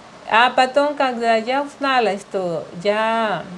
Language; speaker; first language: Russian; non-native, learner; Spanish